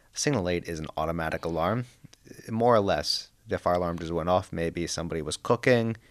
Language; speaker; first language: English; native; English